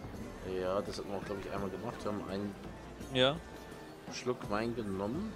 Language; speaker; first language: German; native; German